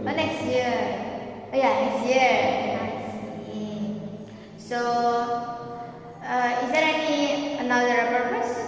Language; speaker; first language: English; non-native, learner; Indonesian